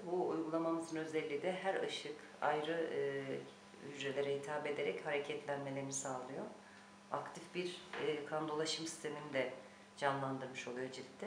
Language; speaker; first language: Turkish; native; Turkish